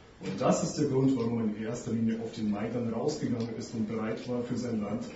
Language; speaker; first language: German; non-native, fluent; Russian